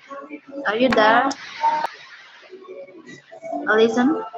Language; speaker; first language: English; non-native, fluent; Indonesian